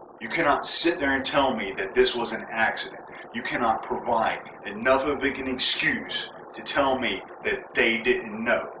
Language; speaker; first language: English; native; English